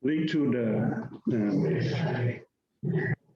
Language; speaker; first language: English; non-native, learner; Thai